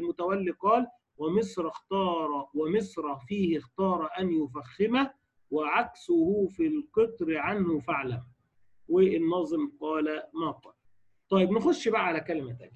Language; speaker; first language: Arabic; native; Arabic